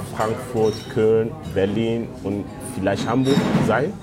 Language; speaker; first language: German; early bilingual, other home language; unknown